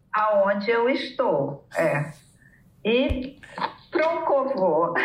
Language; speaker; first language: Portuguese; native; Portuguese